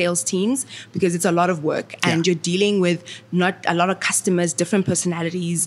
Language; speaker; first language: English; non-native, local second language; Shona